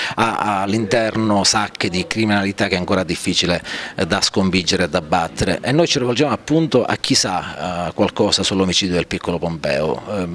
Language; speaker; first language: Italian; native; Italian